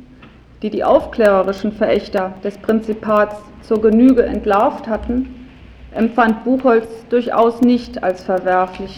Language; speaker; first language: German; native; German